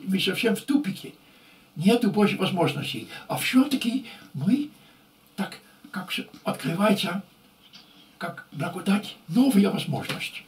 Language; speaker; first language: Russian; non-native, fluent; Dutch